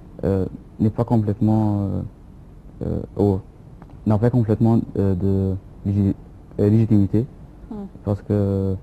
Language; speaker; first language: French; non-native, fluent; Arabic